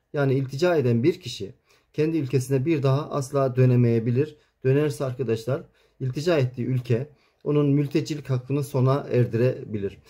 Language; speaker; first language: Turkish; native; Turkish